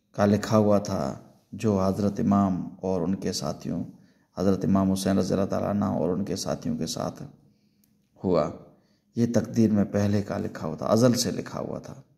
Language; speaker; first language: Urdu; non-native, local second language; Sindhi